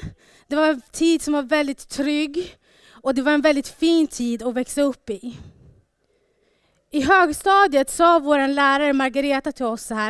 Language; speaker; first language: Swedish; early bilingual, other home language; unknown